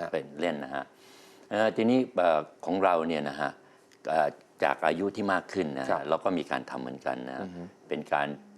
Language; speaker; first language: Thai; native; Thai